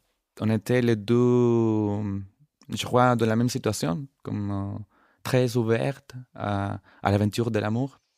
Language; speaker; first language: French; non-native, fluent; Spanish